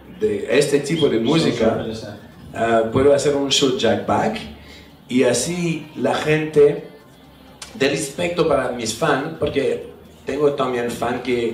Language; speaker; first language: Spanish; non-native, fluent; French